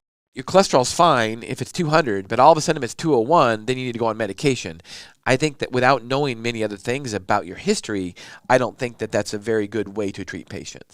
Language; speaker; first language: English; native; English